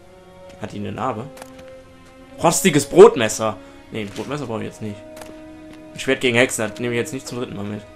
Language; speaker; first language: German; native; German